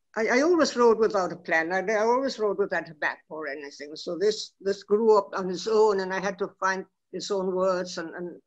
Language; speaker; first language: English; non-native, fluent; Spanish